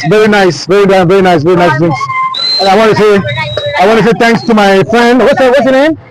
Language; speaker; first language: English; non-native, fluent; French